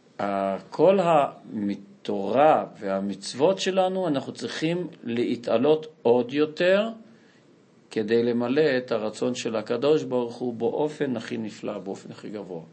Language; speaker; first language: Hebrew; non-native, fluent; Portuguese